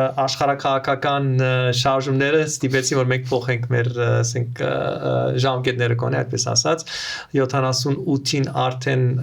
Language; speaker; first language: Armenian; early bilingual, heritage; Armenian